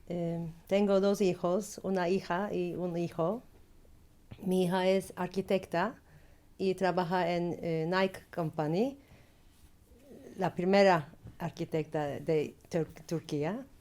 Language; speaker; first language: Spanish; non-native, learner; Turkish